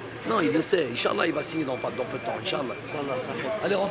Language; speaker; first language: French; native; French